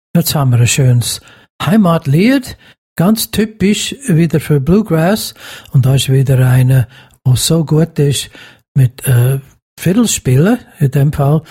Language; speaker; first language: German; native; German